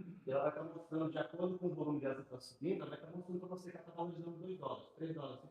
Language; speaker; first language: Portuguese; native; Portuguese